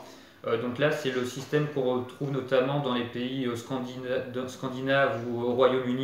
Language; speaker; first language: French; native; French